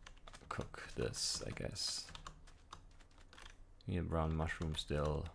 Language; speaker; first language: English; native; English